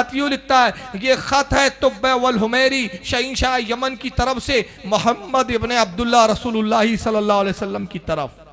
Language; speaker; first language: Urdu; native; Urdu